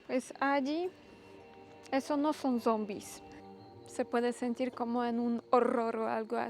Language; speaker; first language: Spanish; non-native, learner; Polish